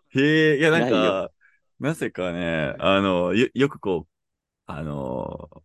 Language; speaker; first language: Japanese; non-native, fluent; English